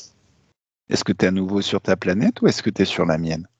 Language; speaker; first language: French; native; French